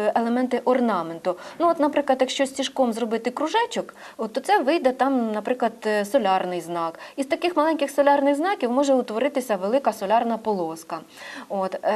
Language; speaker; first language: Ukrainian; native; Ukrainian